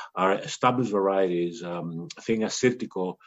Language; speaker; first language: English; non-native, fluent; Greek